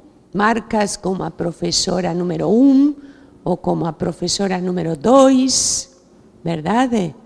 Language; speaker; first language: Portuguese; non-native, fluent; Spanish